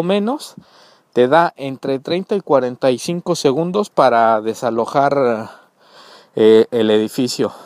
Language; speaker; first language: Spanish; native; Spanish